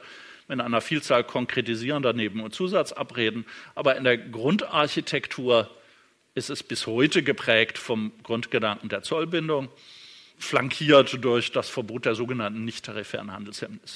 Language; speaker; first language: German; native; German